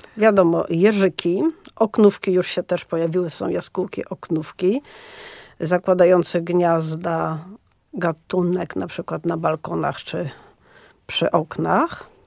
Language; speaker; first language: Polish; native; Polish